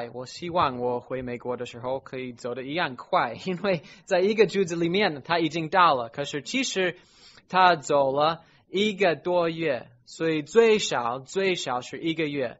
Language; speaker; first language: Chinese; non-native, fluent; English